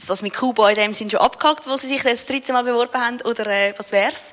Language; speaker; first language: German; native; German